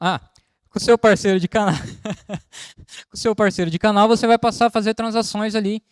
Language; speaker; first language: Portuguese; native; Portuguese